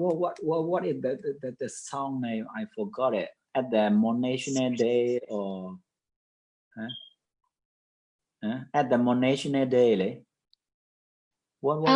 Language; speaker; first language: English; non-native, fluent; Mon